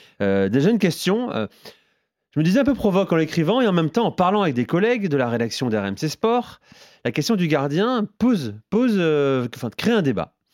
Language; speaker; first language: French; native; French